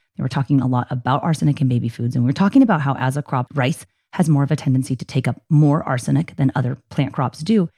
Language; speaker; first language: English; native; English